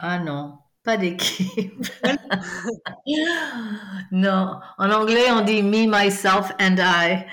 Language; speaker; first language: French; non-native, fluent; English